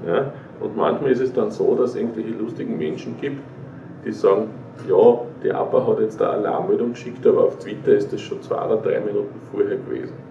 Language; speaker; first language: German; native; German